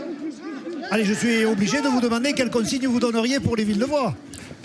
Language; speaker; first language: French; native; French